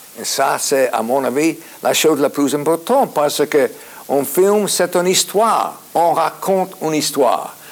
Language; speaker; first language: French; non-native, fluent; English